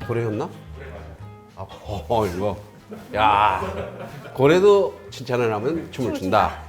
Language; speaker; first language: Korean; native; Korean